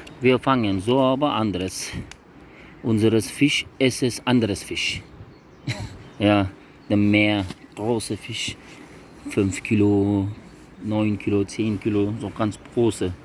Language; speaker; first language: German; non-native, learner; Turkish